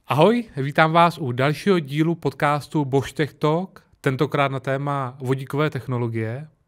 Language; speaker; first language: Czech; native; Czech